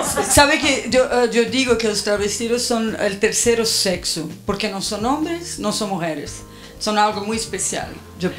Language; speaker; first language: Spanish; non-native, fluent; Portuguese